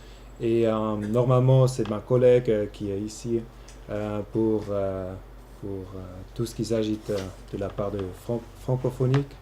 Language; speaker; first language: French; non-native, local second language; German